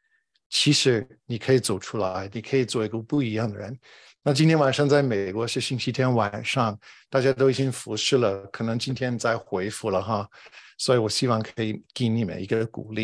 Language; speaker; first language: Chinese; non-native, fluent; English